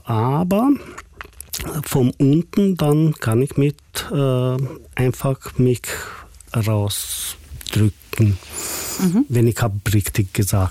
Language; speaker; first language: German; non-native, fluent; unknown